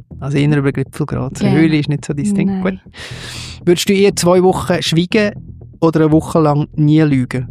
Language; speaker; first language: German; native; German